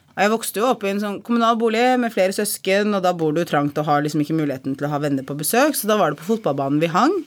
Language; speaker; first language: Norwegian; early bilingual, other home language; Arabic